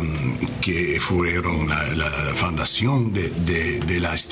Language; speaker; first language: Spanish; non-native, learner; English